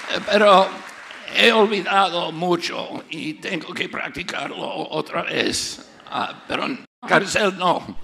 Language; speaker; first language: Spanish; non-native, learner; English